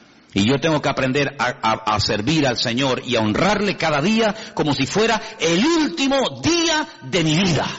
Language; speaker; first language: Spanish; native; Spanish